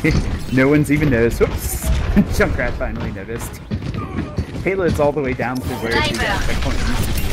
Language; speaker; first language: English; native; English